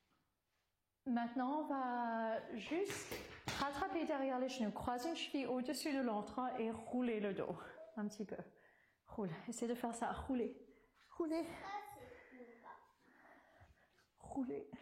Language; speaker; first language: French; non-native, fluent; English